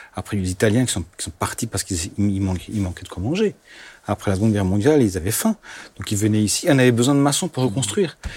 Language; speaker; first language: French; non-native, local second language; Swiss German